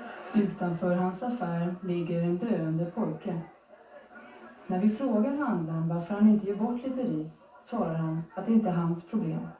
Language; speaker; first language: Swedish; native; Swedish